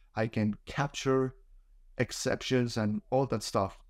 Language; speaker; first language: English; non-native, fluent; Spanish